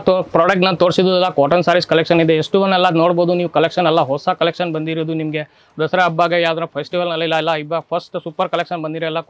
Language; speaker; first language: Kannada; non-native, fluent; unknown